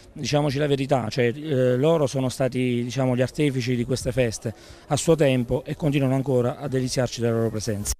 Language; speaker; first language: Italian; native; Italian